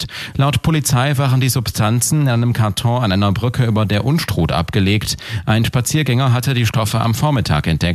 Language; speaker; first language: German; native; German